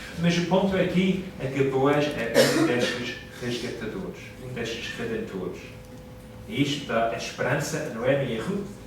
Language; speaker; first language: Portuguese; non-native, fluent; English